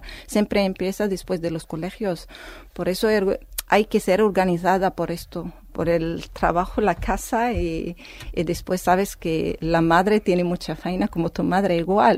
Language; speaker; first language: Spanish; non-native, fluent; Arabic